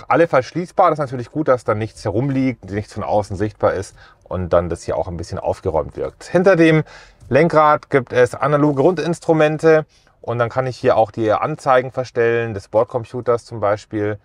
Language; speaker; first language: German; native; German